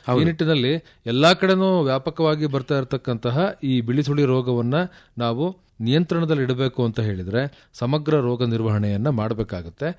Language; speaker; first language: Kannada; native; Kannada